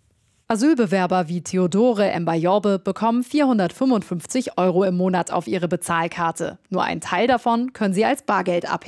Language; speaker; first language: German; native; German